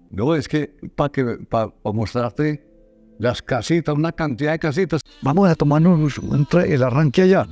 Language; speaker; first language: Spanish; native; Spanish